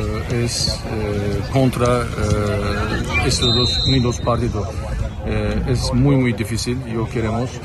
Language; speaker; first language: Spanish; non-native, learner; Turkish